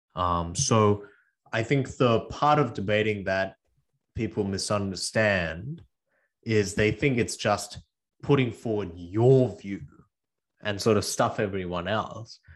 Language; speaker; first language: English; early bilingual, other home language; Korean